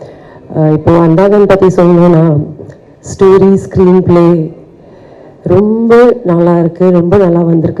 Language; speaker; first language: Tamil; non-native, fluent; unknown